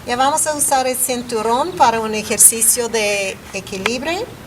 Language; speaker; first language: Spanish; non-native, fluent; English